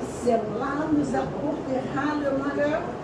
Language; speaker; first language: French; non-native, learner; Portuguese